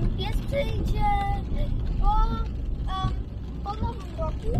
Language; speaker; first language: Polish; early bilingual, heritage; Polish